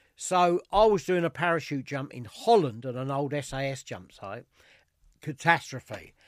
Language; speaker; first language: English; native; English